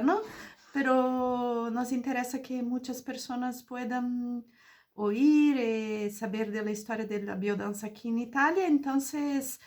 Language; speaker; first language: Spanish; non-native, fluent; Portuguese